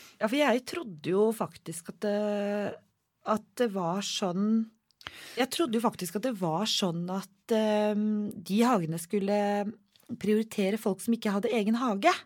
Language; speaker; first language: Norwegian; native; Norwegian